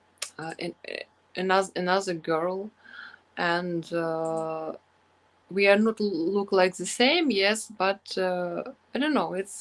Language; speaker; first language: English; non-native, learner; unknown